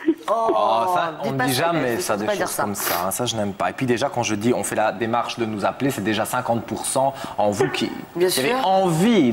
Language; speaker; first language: French; native; French